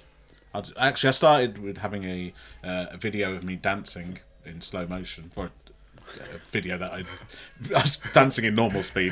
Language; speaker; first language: English; native; English